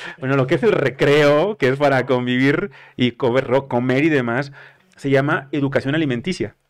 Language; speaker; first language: Spanish; native; Spanish